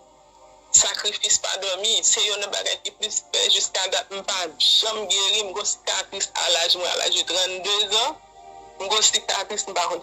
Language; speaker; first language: Haitian Creole; native; Haitian Creole